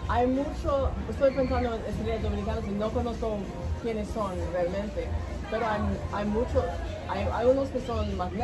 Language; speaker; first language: Spanish; non-native, learner; English